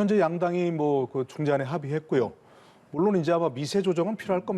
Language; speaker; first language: Korean; native; Korean